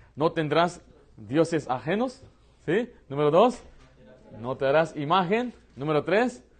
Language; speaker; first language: Spanish; early bilingual, heritage; Spanish